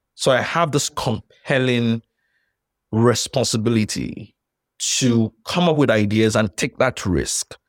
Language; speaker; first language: English; non-native, local second language; Yoruba